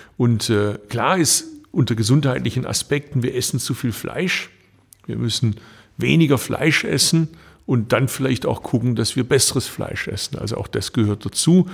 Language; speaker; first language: German; early bilingual, other home language; Turkish